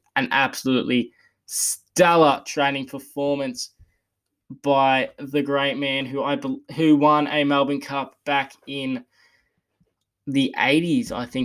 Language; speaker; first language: English; native; English